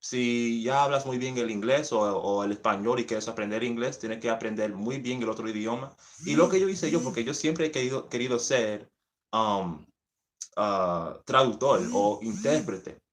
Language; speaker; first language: Spanish; early bilingual, heritage; English